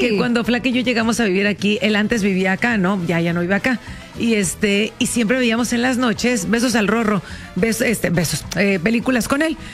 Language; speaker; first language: Spanish; native; Spanish